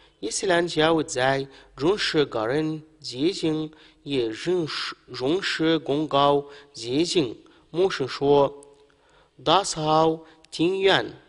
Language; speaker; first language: Chinese; non-native, fluent; Arabic